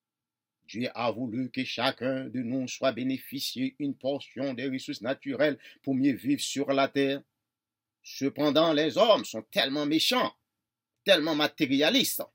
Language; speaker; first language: French; non-native, local second language; Haitian Creole